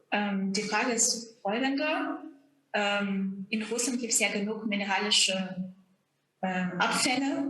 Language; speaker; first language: German; non-native, fluent; Russian